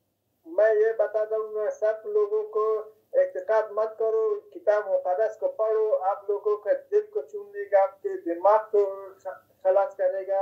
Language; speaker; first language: Hindi; non-native, fluent; Persian